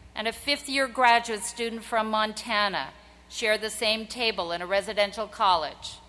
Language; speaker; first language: English; native; English